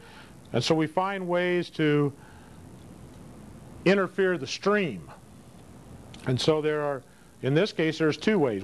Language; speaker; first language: English; native; English